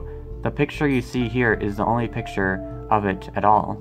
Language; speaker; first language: English; native; English